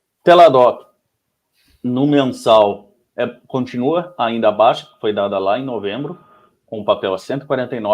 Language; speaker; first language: Portuguese; native; Portuguese